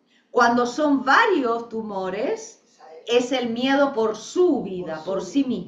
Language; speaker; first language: Spanish; native; Spanish